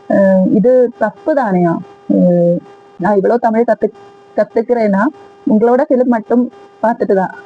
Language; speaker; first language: Tamil; non-native, learner; Malayalam